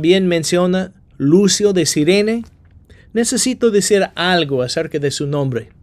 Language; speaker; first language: Spanish; non-native, fluent; English